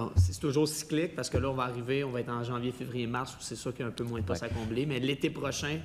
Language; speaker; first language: French; native; French